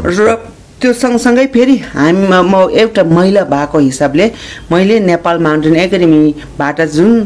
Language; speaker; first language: Nepali; non-native, local second language; Sherpa